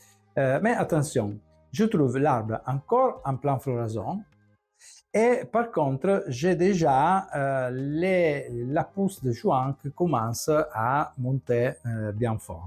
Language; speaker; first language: French; non-native, fluent; Italian